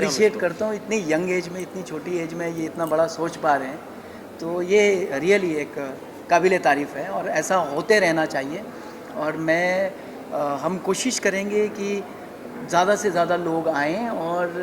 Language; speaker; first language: Hindi; native; Hindi